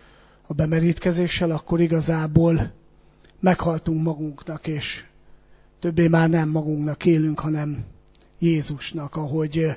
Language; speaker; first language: Hungarian; native; Hungarian